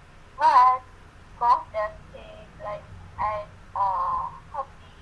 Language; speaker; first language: English; non-native, learner; Vietnamese